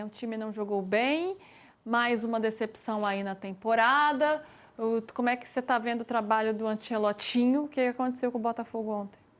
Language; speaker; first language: Portuguese; native; Portuguese